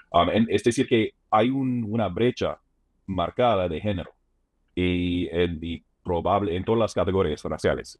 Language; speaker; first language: Spanish; non-native, fluent; English